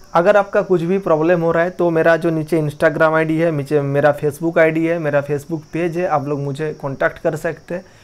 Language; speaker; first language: Hindi; non-native, local second language; Bangla